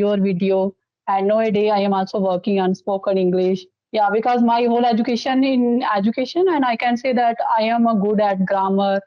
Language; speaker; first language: English; non-native, local second language; Dogri